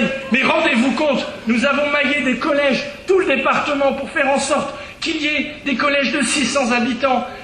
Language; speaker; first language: French; native; French